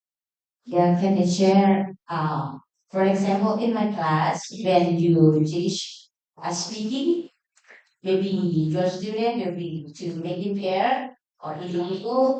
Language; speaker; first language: English; non-native, learner; Thai